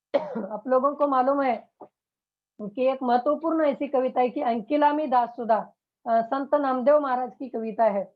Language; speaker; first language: Hindi; non-native, local second language; Marathi